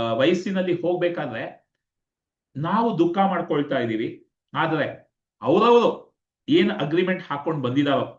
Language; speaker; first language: Kannada; native; Kannada